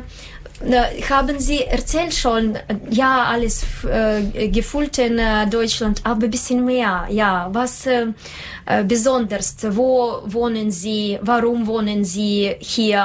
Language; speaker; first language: German; non-native, learner; Russian